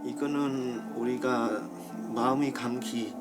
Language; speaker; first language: Korean; non-native, learner; Vietnamese